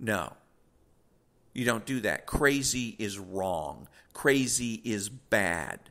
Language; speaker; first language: English; native; English